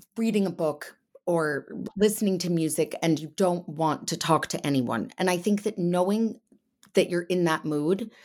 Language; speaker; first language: English; native; English